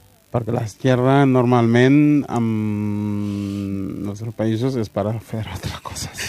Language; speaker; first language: Catalan; non-native, fluent; Mandingo